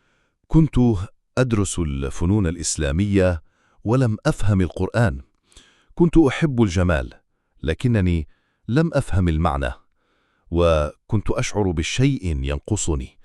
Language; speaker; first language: Arabic; non-native, fluent; Turkish